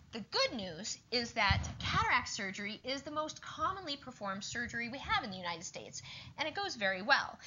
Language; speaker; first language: English; native; English